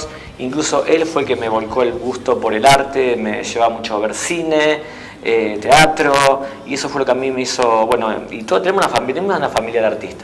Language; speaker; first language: Spanish; native; Spanish